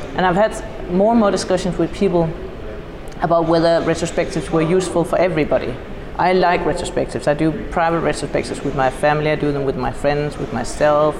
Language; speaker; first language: English; non-native, fluent; Danish